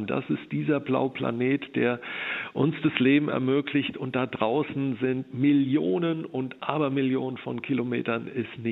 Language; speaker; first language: German; native; German